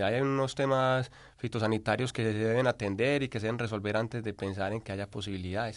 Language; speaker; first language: Spanish; native; Spanish